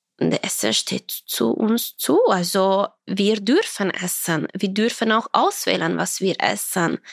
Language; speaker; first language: German; non-native, fluent; Croatian